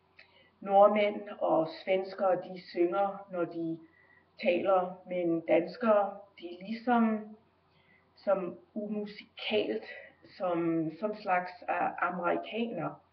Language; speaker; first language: Danish; early bilingual, heritage; Danish